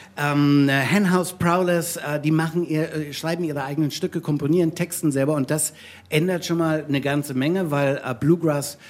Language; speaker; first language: German; native; German